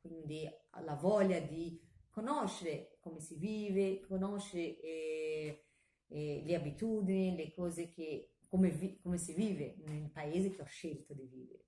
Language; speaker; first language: Italian; non-native, fluent; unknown